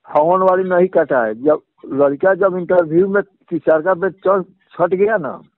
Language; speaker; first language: Hindi; native; Hindi